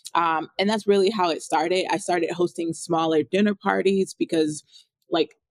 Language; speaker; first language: English; native; English